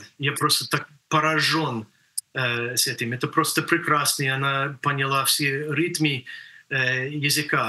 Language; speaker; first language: Russian; non-native, fluent; English